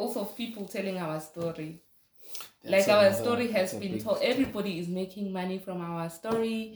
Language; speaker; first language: English; non-native, local second language; Zulu